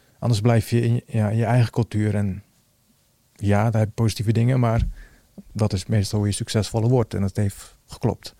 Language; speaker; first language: Dutch; early bilingual, other home language; Bosnian